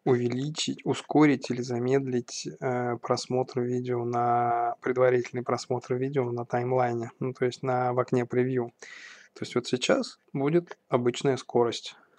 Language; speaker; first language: Russian; native; Russian